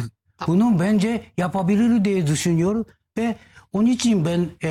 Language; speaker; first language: Turkish; non-native, fluent; Japanese